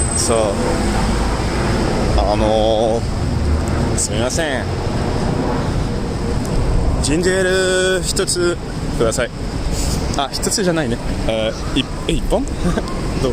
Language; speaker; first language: Japanese; non-native, fluent; French